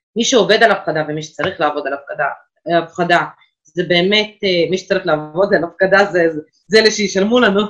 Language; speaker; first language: Hebrew; non-native, fluent; Russian